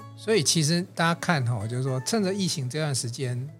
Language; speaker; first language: Chinese; native; Chinese